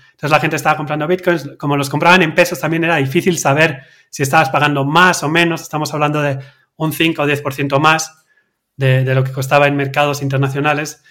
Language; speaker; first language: Spanish; native; Spanish